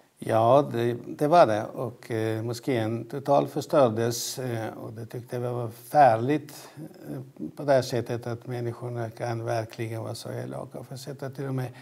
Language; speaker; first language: Swedish; non-native, fluent; Albanian